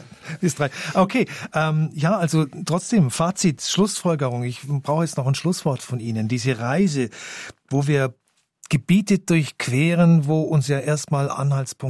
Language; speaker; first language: German; native; German